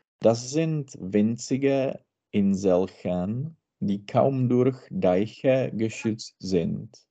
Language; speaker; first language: German; non-native, learner; Czech